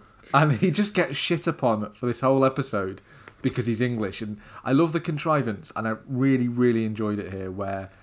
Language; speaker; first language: English; native; English